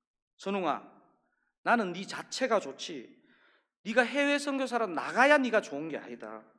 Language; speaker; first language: Korean; native; Korean